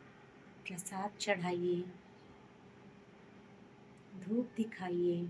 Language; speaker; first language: Hindi; native; Hindi